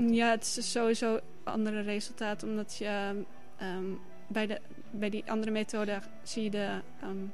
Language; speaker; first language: Dutch; native; Dutch